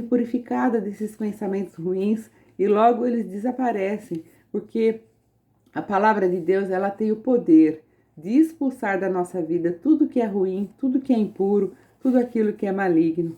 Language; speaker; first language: Portuguese; native; Portuguese